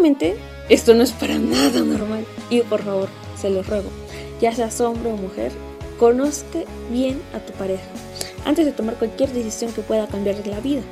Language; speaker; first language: Spanish; native; Spanish